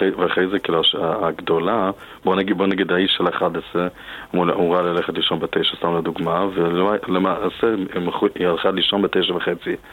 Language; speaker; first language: Hebrew; non-native, fluent; English